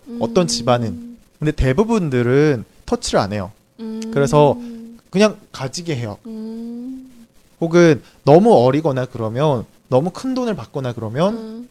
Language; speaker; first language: Korean; native; Korean